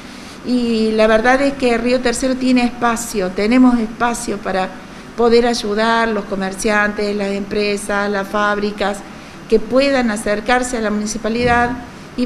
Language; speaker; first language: Spanish; native; Spanish